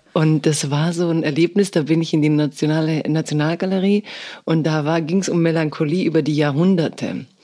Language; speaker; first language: German; early bilingual, other home language; Croatian